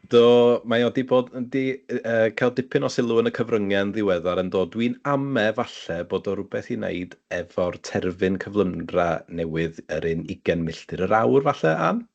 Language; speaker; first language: Welsh; native; Welsh